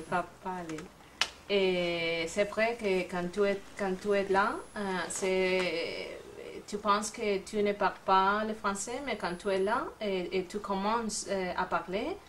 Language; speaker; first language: French; non-native, learner; Spanish